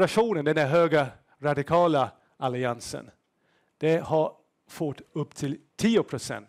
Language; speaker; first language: Swedish; non-native, fluent; English